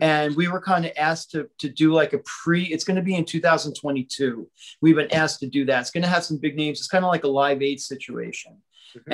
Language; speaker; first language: English; native; English